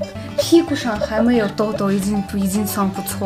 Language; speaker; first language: Chinese; non-native, fluent; Russian